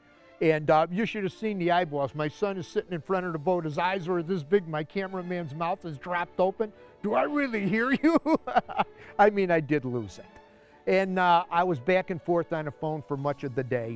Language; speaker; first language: English; native; English